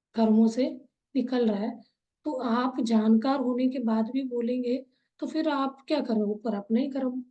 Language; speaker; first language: Hindi; non-native, local second language; Kannada